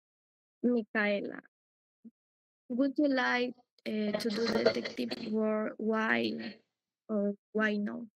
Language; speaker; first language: English; non-native, learner; Spanish